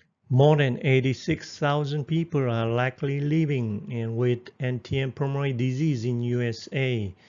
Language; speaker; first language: English; non-native, fluent; Korean